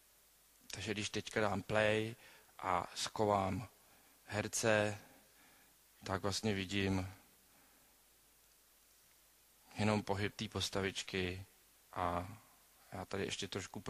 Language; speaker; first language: Czech; native; Czech